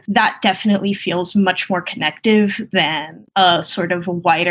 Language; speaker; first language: English; early bilingual, other home language; Spanish